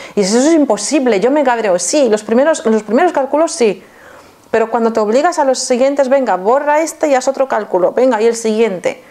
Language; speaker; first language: Spanish; non-native, fluent; Polish